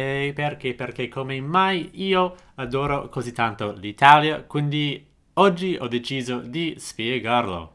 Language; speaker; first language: Italian; non-native, fluent; English